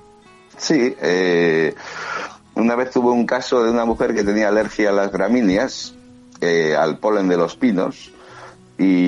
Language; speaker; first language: Spanish; native; Spanish